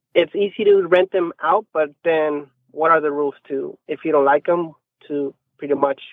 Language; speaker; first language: English; non-native, fluent; Spanish